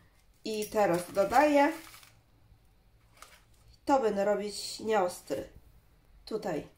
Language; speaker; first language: Polish; non-native, learner; Chinese